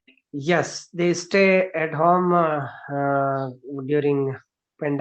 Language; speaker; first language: English; non-native, learner; Hindi